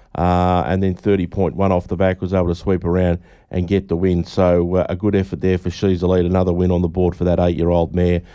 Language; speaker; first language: English; native; English